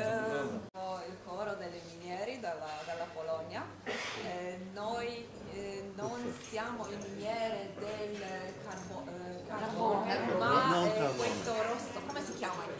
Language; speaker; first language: Italian; non-native, learner; Polish